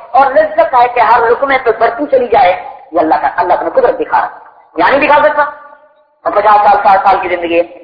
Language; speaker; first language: Urdu; non-native, local second language; Punjabi